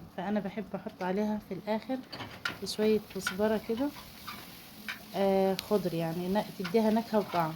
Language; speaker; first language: Arabic; native; Arabic